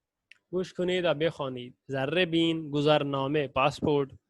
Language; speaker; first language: Persian; non-native, fluent; Urdu